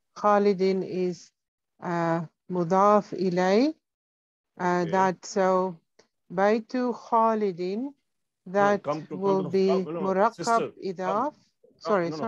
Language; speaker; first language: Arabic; non-native, learner; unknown